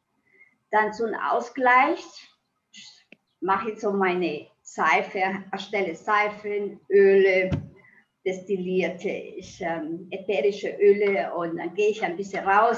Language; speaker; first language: German; non-native, fluent; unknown